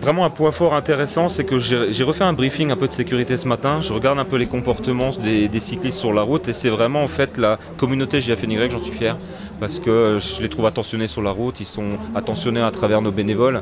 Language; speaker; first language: French; native; French